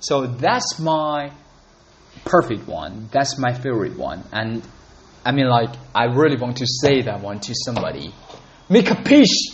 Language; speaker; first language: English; non-native, learner; Chinese